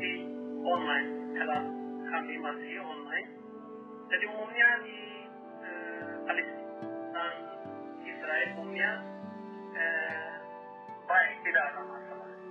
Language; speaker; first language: Indonesian; non-native, learner; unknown